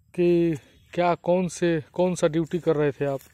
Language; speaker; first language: Hindi; native; Hindi